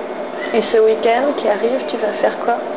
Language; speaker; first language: French; native; French